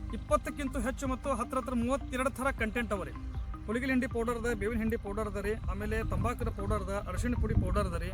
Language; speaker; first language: Kannada; native; Kannada